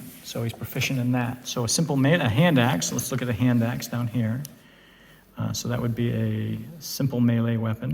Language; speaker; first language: English; native; English